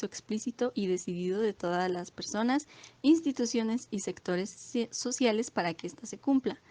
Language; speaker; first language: Spanish; native; Spanish